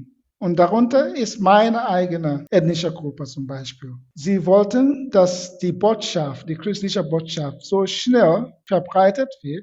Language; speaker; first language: German; non-native, fluent; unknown